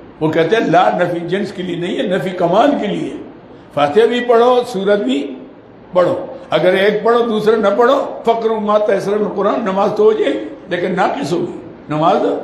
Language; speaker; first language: Urdu; non-native, local second language; Northern Hindko